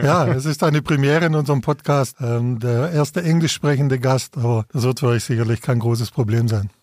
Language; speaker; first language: German; native; German